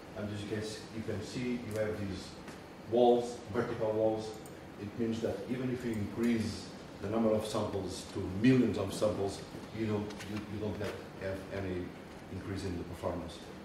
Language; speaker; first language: English; non-native, fluent; Portuguese